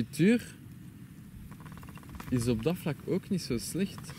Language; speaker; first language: Dutch; native; Dutch